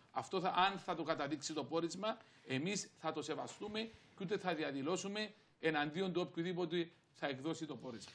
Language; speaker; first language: Greek; native; Greek